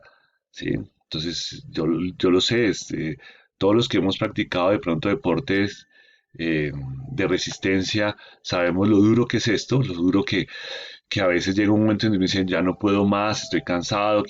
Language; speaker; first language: Spanish; native; Spanish